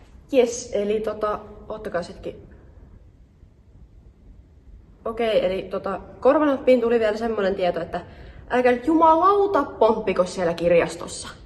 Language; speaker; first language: Finnish; native; Finnish